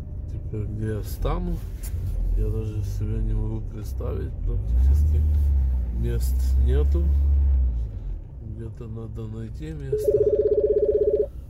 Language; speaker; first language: Russian; non-native, local second language; Ukrainian